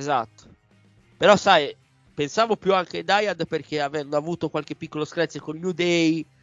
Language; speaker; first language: Italian; native; Italian